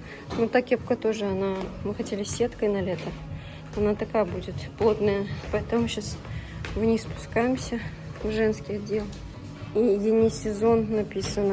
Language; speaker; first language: Russian; native; Russian